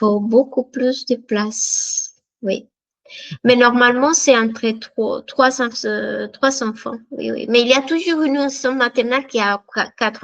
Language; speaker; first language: French; non-native, fluent; Spanish